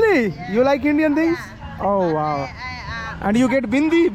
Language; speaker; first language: English; non-native, learner; Hindi